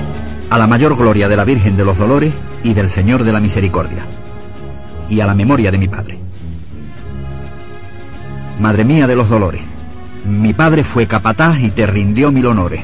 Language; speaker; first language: Spanish; native; Spanish